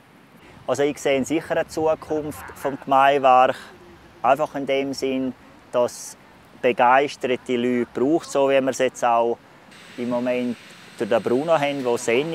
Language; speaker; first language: German; native; German